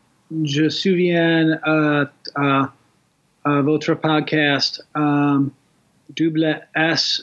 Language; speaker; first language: French; non-native, learner; English